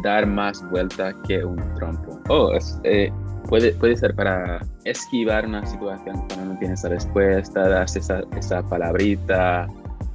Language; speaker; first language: Spanish; non-native, fluent; English